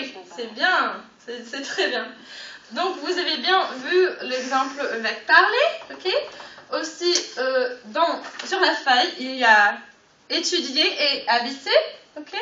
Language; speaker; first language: French; non-native, fluent; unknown